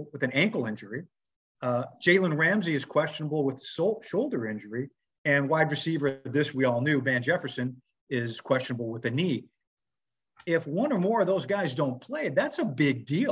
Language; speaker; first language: English; native; English